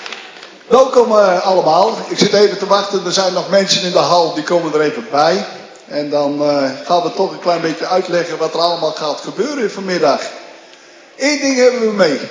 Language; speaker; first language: Dutch; native; Dutch